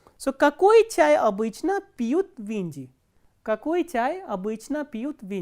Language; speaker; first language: Russian; non-native, fluent; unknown